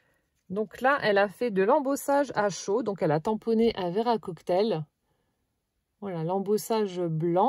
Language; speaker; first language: French; native; French